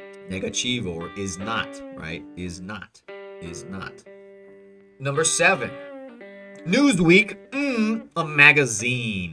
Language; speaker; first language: English; native; English